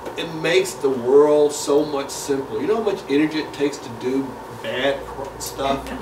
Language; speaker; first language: English; native; English